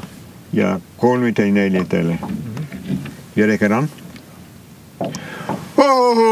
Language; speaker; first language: Finnish; non-native, learner; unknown